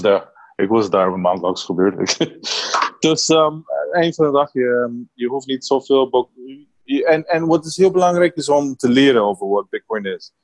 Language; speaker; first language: Dutch; non-native, learner; Spanish